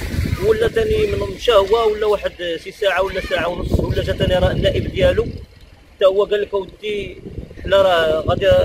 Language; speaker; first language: Arabic; native; Arabic